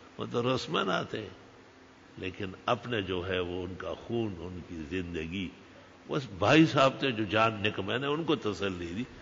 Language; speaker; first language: Urdu; non-native, local second language; Pashto